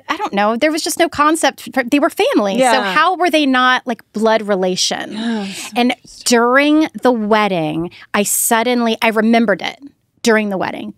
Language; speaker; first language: English; native; English